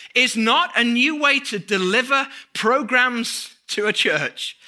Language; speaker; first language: English; native; English